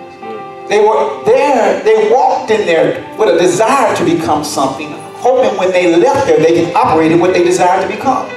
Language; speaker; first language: English; native; English